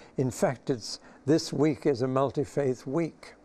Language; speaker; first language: English; native; English